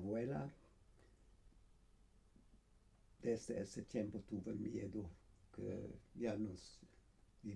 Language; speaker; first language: Spanish; non-native, fluent; German